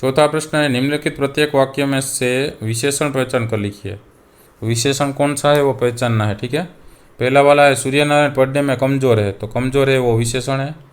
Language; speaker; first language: Hindi; non-native, local second language; Gujarati